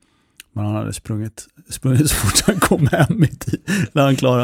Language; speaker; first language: Swedish; native; Swedish